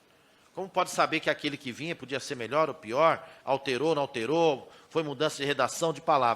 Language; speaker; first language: Portuguese; native; Portuguese